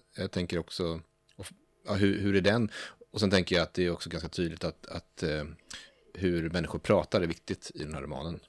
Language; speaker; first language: Swedish; native; Swedish